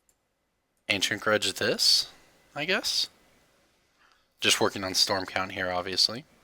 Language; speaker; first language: English; native; English